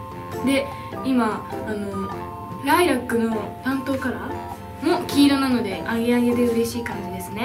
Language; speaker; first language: Japanese; native; Japanese